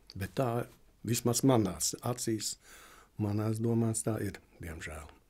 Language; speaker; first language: Latvian; native; Latvian